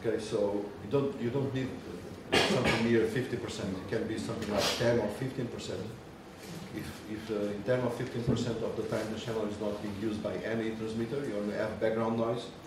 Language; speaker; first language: English; non-native, fluent; Portuguese